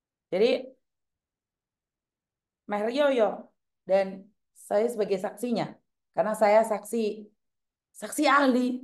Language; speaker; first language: Indonesian; non-native, local second language; Javanese